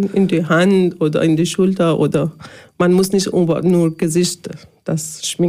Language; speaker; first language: German; non-native, learner; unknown